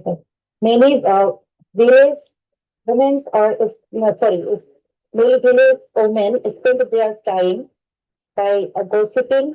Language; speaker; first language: English; non-native, learner; Bangla